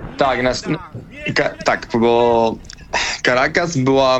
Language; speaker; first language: Polish; non-native, learner; Spanish